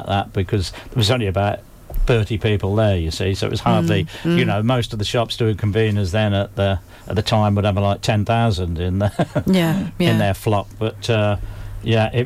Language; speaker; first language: English; native; English